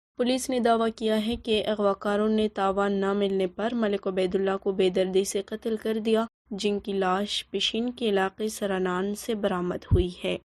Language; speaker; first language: Urdu; non-native, local second language; Baluchi